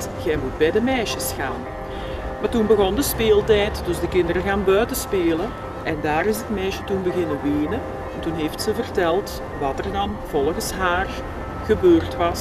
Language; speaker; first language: Dutch; native; Dutch